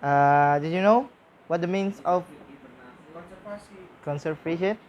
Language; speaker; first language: English; non-native, learner; Indonesian